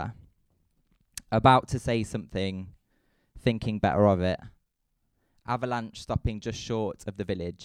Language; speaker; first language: English; native; English